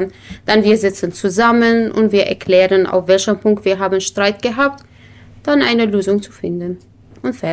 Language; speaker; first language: German; non-native, learner; Kurdish